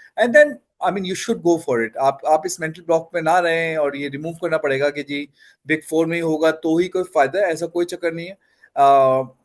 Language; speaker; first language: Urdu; native; Urdu